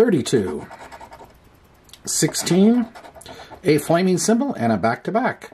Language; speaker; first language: English; native; English